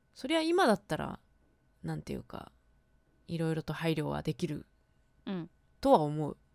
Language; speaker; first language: Japanese; native; Japanese